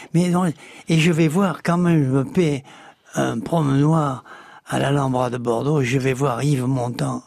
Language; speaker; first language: French; native; French